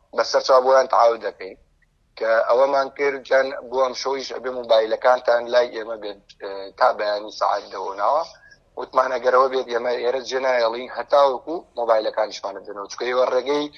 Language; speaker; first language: Central Kurdish; native; Central Kurdish